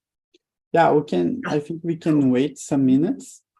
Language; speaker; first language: English; non-native, fluent; Portuguese